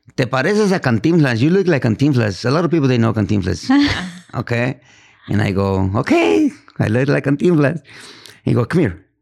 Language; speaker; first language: English; non-native, fluent; Spanish